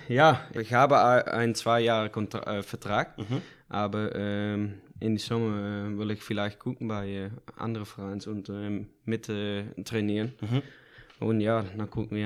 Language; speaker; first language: German; non-native, learner; Dutch